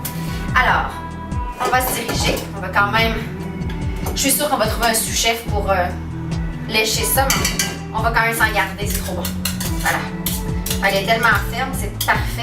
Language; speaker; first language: French; native; French